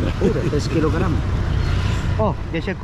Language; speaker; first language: Polish; non-native, learner; Khmer